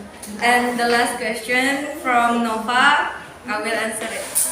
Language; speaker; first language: English; non-native, learner; Indonesian